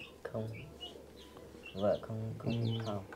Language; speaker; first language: Vietnamese; non-native, local second language; Hmong